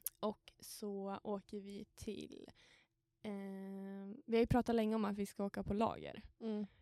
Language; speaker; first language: Swedish; native; Swedish